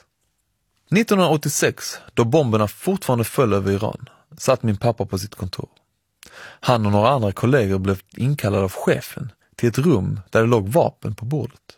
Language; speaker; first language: Swedish; early bilingual, other home language; Persian